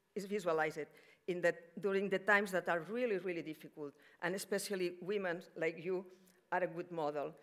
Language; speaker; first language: English; non-native, fluent; Catalan